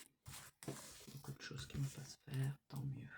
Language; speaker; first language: French; native; French